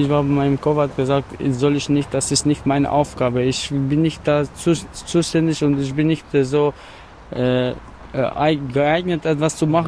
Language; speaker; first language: German; non-native, learner; Albanian